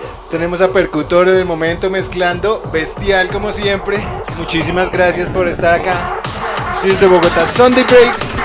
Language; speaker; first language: Spanish; native; Spanish